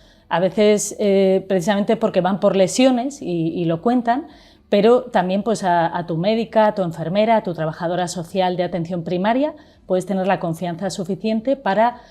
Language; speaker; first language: Spanish; native; Spanish